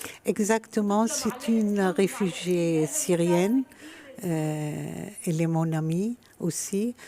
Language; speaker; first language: French; non-native, fluent; Arabic